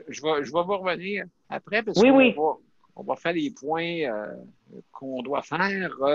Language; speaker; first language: French; native; French